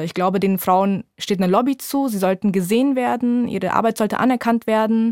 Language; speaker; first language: German; native; German